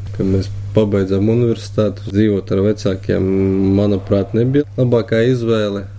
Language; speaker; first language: Latvian; native; Latvian